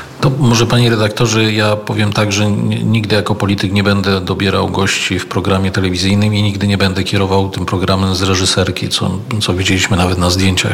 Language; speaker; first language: Polish; native; Polish